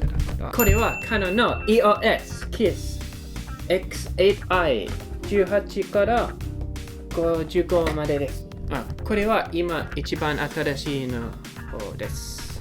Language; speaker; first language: Japanese; non-native, learner; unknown